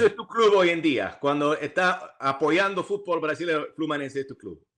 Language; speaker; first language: Spanish; early bilingual, heritage; English